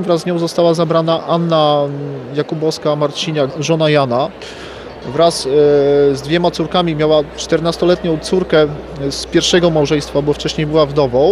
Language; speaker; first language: Polish; native; Polish